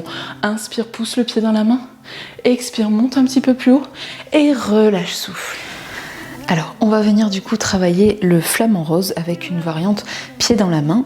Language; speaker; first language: French; native; French